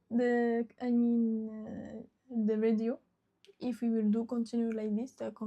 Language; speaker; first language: English; non-native, learner; Japanese